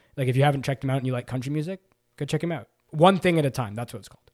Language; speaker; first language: English; native; English